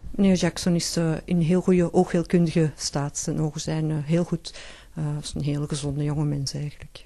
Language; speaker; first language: Dutch; native; Dutch